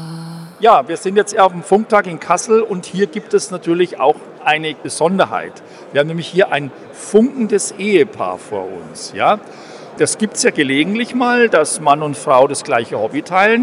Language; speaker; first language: German; native; German